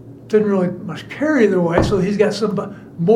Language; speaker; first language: English; native; English